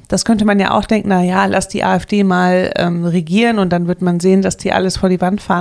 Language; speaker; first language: German; native; German